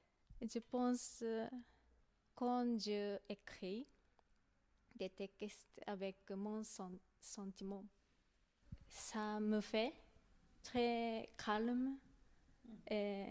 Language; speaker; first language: French; non-native, learner; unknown